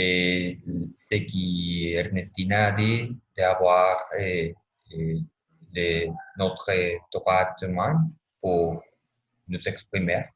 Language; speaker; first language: French; non-native, learner; Spanish